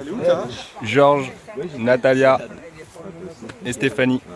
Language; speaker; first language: French; native; French